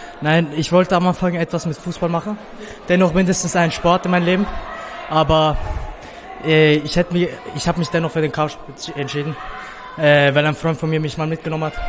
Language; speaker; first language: German; non-native, fluent; Persian